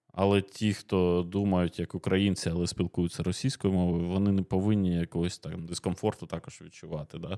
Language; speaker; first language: Ukrainian; native; Ukrainian